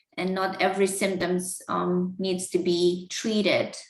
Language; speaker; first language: English; non-native, fluent; Russian